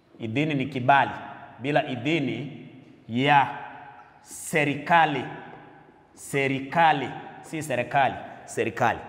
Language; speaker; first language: Swahili; non-native, local second language; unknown